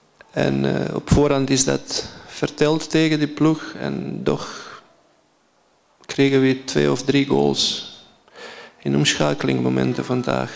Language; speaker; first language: Dutch; non-native, fluent; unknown